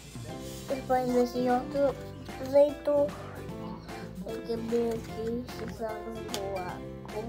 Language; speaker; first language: Portuguese; early bilingual, heritage; English